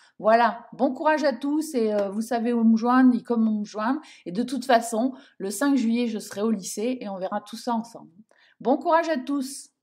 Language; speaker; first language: French; native; French